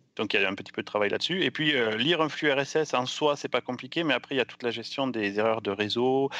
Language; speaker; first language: French; native; French